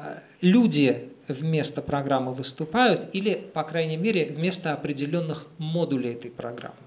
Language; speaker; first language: Russian; native; Russian